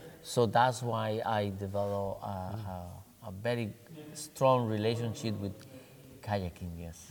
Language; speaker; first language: English; non-native, fluent; Spanish